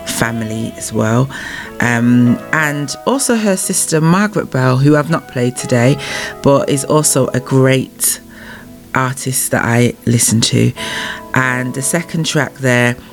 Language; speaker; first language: English; native; English